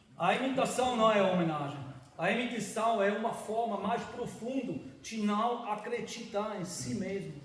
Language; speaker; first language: Portuguese; non-native, fluent; German